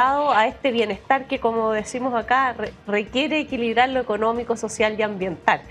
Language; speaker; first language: Spanish; native; Spanish